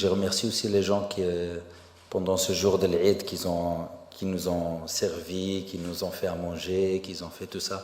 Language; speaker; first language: French; non-native, fluent; Arabic